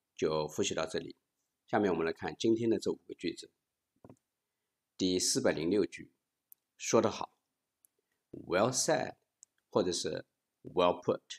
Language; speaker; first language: Chinese; native; Chinese